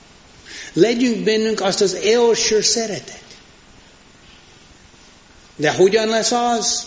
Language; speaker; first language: Hungarian; non-native, fluent; English